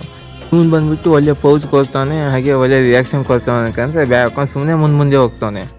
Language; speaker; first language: Kannada; native; Kannada